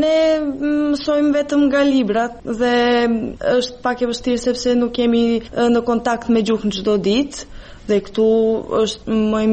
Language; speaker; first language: Albanian; non-native, fluent; Serbian